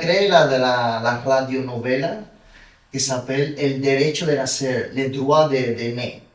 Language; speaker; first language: French; non-native, learner; Spanish